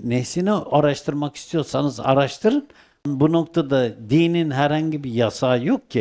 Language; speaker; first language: Turkish; native; Turkish